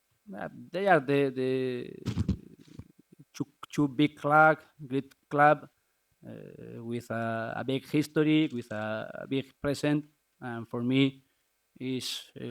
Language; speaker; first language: English; non-native, learner; Spanish